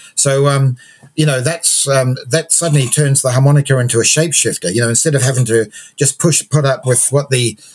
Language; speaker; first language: English; native; English